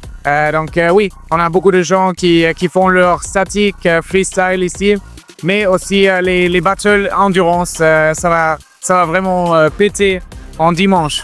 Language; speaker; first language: French; non-native, fluent; German